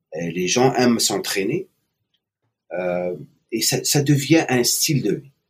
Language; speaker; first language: French; non-native, local second language; Arabic